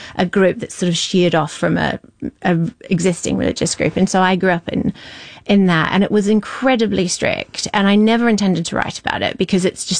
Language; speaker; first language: English; native; English